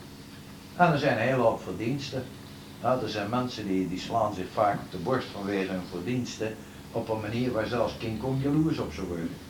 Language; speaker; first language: Dutch; native; Dutch